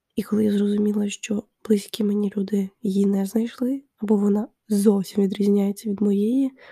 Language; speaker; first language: Ukrainian; non-native, local second language; Russian